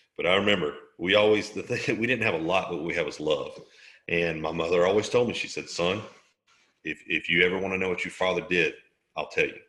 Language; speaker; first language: English; native; English